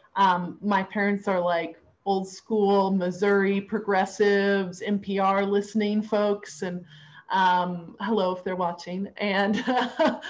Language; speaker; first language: English; native; English